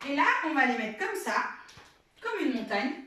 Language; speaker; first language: French; native; French